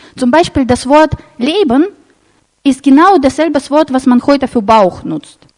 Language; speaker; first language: German; non-native, fluent; Russian